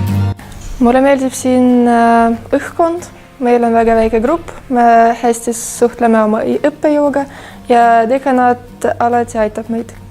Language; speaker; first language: Estonian; non-native, local second language; Russian